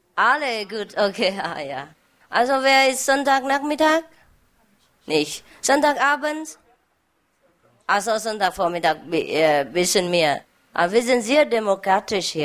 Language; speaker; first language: German; non-native, fluent; Vietnamese